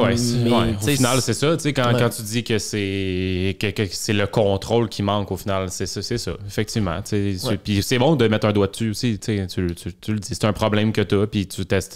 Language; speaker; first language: French; native; French